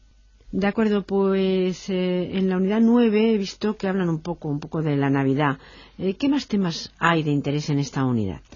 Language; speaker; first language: Spanish; native; Spanish